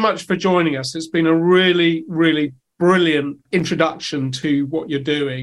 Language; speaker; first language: English; native; English